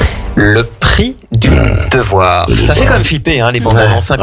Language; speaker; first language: French; native; French